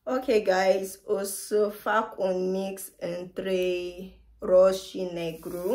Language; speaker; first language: Romanian; non-native, fluent; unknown